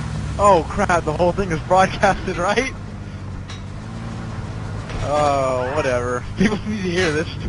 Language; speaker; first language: English; native; English